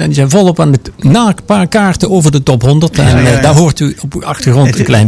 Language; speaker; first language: Dutch; native; Dutch